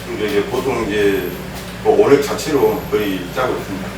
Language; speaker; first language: Korean; native; Korean